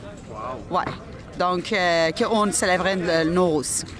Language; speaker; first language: French; non-native, local second language; Persian